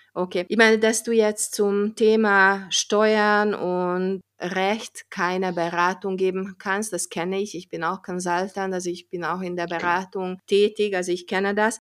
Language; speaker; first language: German; non-native, fluent; Hungarian